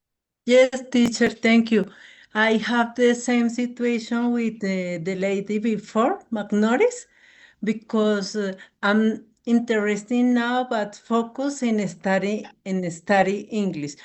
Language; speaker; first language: English; non-native, learner; Spanish